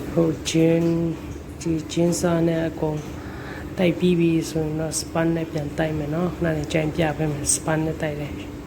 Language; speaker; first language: Burmese; non-native, local second language; Kachin